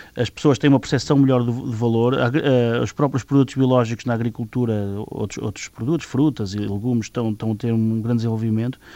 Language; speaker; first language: Portuguese; native; Portuguese